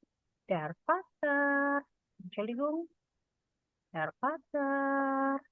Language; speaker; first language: German; non-native, fluent; Indonesian